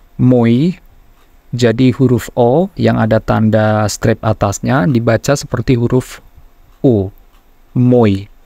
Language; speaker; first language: Indonesian; native; Indonesian